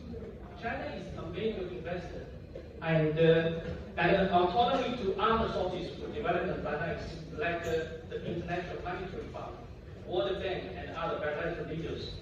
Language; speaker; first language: English; non-native, learner; Chinese